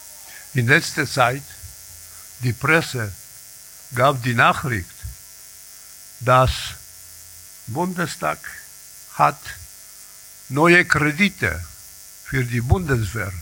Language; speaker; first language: German; non-native, learner; Polish